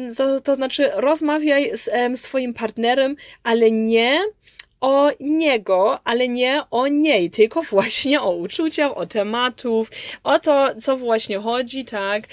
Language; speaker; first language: Polish; early bilingual, heritage; Polish